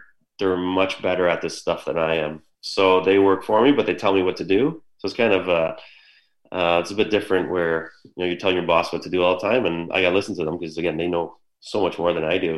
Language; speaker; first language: English; native; English